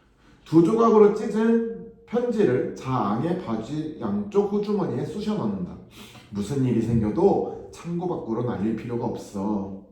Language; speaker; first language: Korean; native; Korean